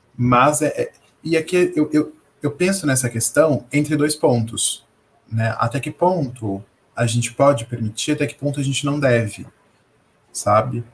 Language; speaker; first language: Portuguese; native; Portuguese